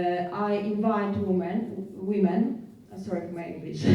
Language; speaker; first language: English; non-native, learner; Polish